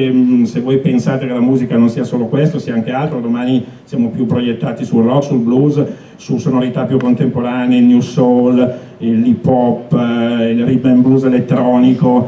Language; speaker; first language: Italian; native; Italian